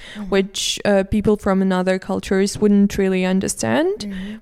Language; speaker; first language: English; non-native, fluent; Russian